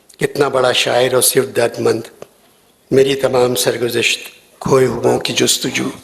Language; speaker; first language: Urdu; native; Urdu